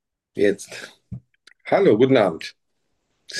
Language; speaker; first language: German; native; German